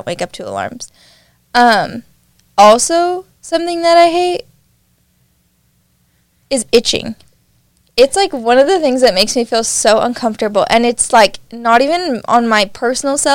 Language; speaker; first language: English; native; English